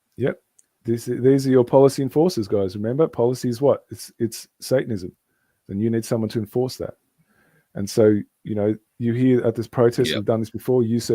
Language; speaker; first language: English; native; English